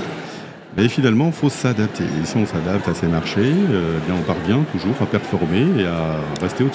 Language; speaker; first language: French; native; French